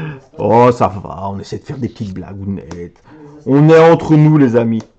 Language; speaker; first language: French; native; French